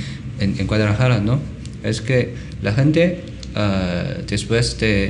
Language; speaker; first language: Spanish; non-native, learner; Chinese